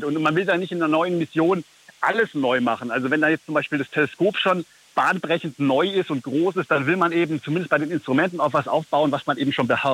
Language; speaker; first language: German; native; German